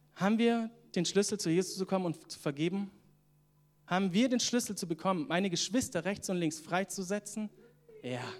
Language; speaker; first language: German; native; German